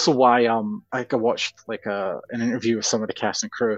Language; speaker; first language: English; native; English